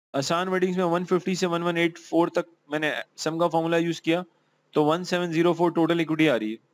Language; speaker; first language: Urdu; native; Urdu